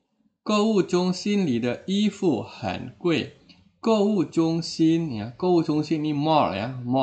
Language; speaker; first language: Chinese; non-native, fluent; Indonesian